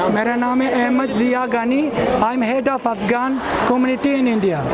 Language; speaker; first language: Hindi; non-native, fluent; Persian